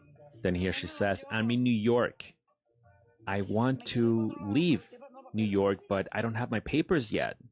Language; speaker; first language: English; native; English